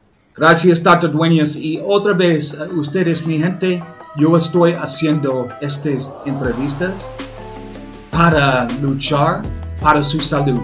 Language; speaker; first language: Spanish; non-native, learner; English